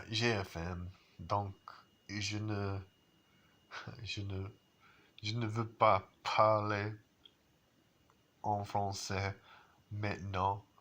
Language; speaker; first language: French; non-native, learner; English